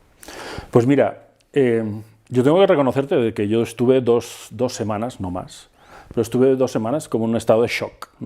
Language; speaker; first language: Spanish; native; Spanish